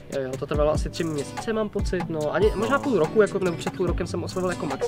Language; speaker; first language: Czech; native; Czech